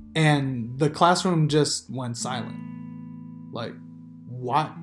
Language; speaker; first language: English; native; English